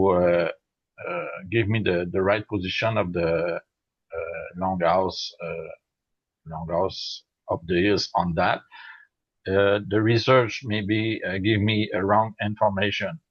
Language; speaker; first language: English; non-native, learner; French